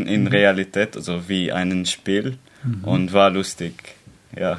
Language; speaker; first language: German; non-native, learner; Arabic